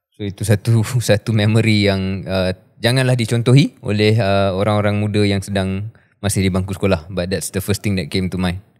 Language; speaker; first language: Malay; native; Malay